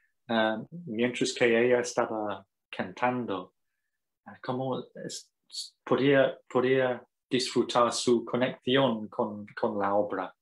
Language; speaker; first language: Spanish; non-native, fluent; English